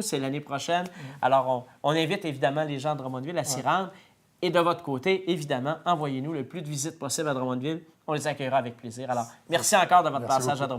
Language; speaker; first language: French; native; French